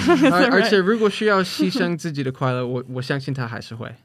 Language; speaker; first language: Chinese; non-native, fluent; English